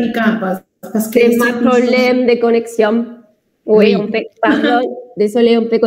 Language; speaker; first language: French; non-native, fluent; Spanish